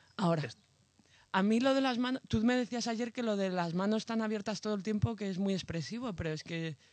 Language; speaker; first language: Spanish; native; Spanish